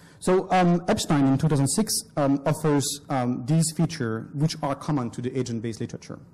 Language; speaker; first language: English; non-native, fluent; French